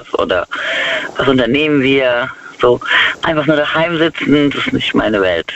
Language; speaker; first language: German; native; German